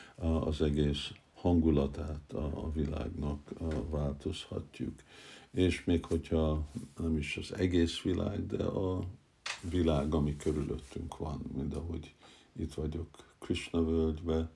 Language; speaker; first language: Hungarian; early bilingual, heritage; Hungarian